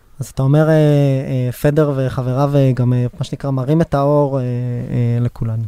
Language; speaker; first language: Hebrew; native; Hebrew